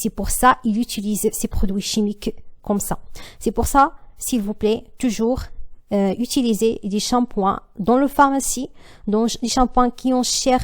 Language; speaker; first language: French; non-native, learner; Arabic